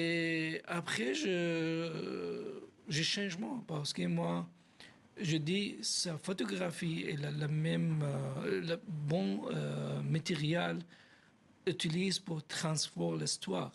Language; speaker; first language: French; non-native, learner; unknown